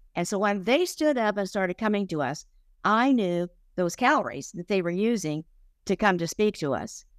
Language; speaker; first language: English; native; English